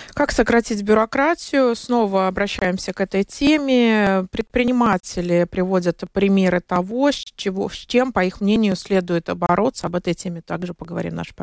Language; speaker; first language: Russian; native; Russian